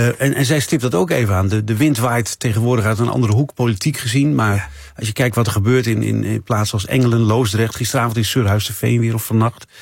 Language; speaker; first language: Dutch; native; Dutch